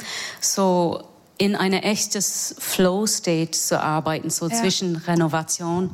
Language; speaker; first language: German; non-native, learner; English